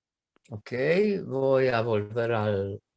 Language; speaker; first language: Spanish; non-native, fluent; Romanian